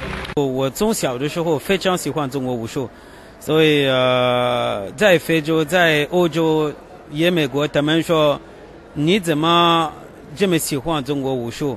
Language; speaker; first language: Chinese; non-native, learner; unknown